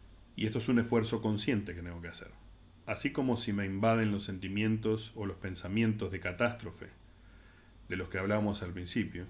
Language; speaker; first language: Spanish; native; Spanish